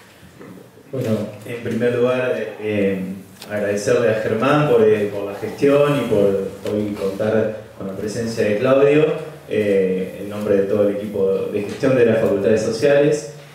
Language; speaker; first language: Spanish; native; Spanish